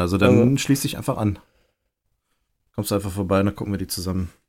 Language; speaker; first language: German; native; German